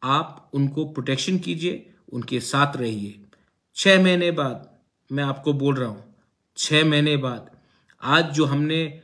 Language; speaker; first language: Hindi; non-native, local second language; Kok Borok